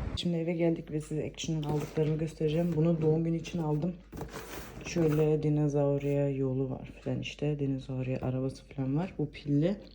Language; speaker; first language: Turkish; early bilingual, heritage; Turkish